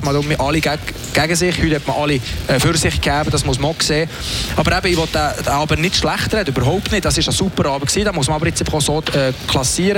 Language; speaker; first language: German; native; German